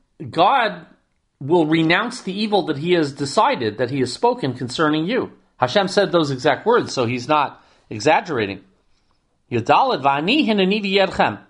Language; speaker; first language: English; native; English